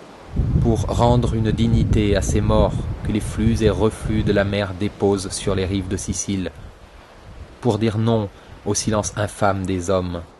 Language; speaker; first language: French; native; French